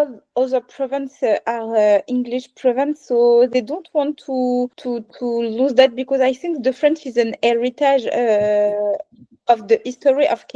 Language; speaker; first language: English; non-native, learner; French